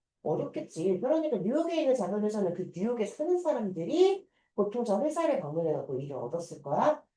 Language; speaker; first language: Korean; native; Korean